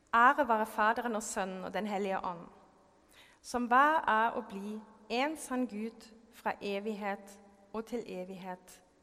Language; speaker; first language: Norwegian; non-native, fluent; German